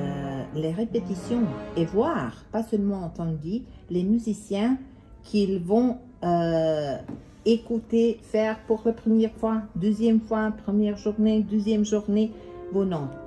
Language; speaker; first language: French; non-native, learner; Serbian